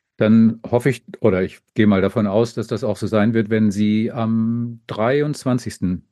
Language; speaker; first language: German; native; German